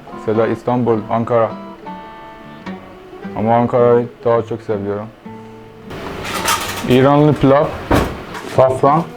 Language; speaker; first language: Turkish; non-native, learner; Persian